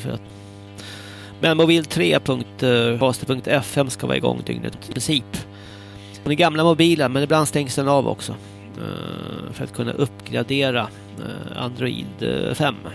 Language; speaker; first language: Swedish; native; Swedish